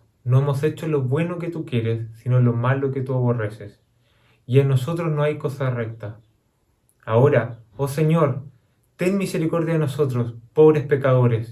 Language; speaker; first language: Spanish; native; Spanish